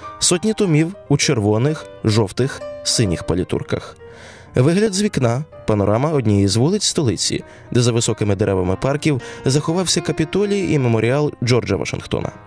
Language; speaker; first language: Ukrainian; native; Ukrainian